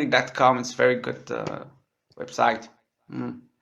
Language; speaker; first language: English; non-native, learner; French